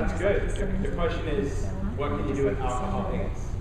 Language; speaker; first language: English; native; English